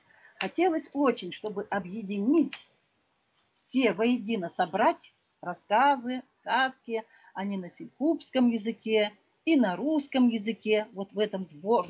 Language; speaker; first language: Russian; non-native, local second language; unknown